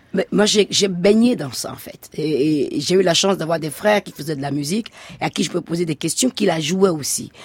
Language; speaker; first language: French; non-native, local second language; Fon